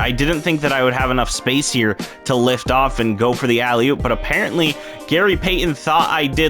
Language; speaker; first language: English; native; English